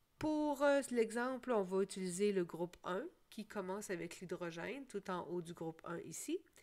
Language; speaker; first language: French; native; French